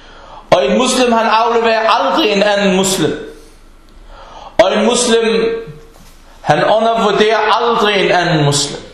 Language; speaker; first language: Danish; early bilingual, other home language; Arabic